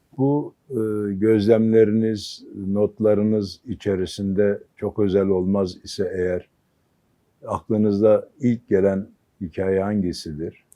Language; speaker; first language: Turkish; native; Turkish